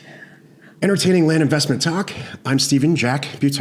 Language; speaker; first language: English; native; English